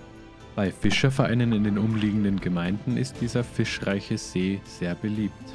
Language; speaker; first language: German; native; German